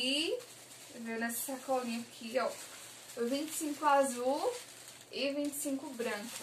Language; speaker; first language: Portuguese; native; Portuguese